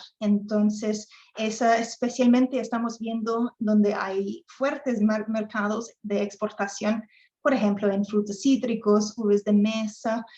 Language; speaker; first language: Spanish; non-native, fluent; English